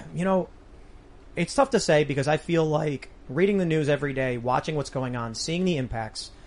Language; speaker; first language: English; native; English